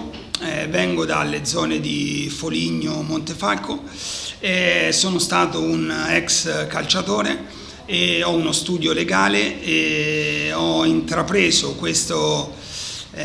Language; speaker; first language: Italian; native; Italian